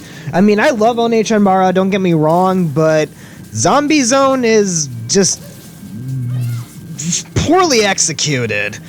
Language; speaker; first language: English; native; English